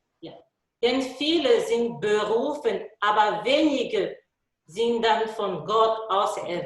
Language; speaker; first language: German; non-native, learner; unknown